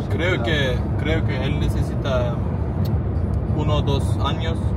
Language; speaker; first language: Spanish; non-native, learner; Turkish